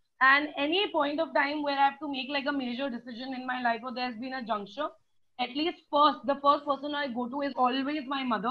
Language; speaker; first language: English; non-native, local second language; Hindi